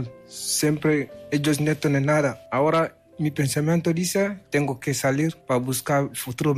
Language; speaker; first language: Spanish; non-native, learner; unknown